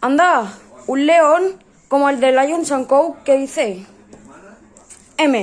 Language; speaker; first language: Spanish; native; Spanish